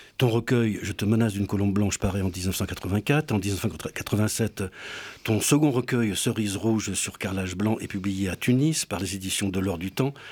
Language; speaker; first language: French; native; French